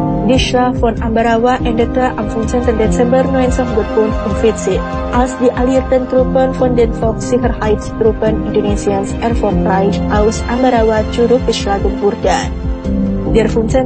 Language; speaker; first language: German; non-native, fluent; Indonesian